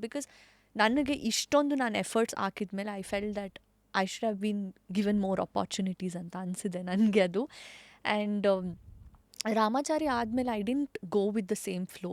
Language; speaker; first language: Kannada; non-native, local second language; Tulu